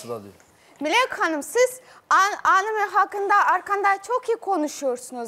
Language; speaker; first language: Turkish; non-native, learner; Russian